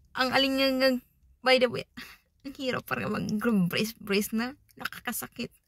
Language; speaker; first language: Filipino; non-native, local second language; Cebuano